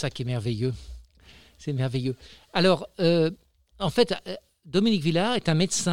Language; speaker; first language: French; native; French